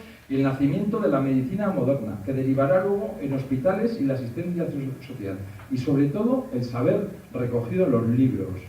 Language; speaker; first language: Spanish; native; Spanish